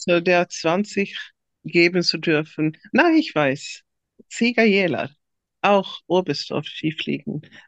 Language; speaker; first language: German; non-native, fluent; Swedish